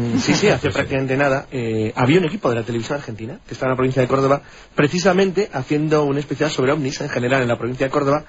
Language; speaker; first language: Spanish; native; Spanish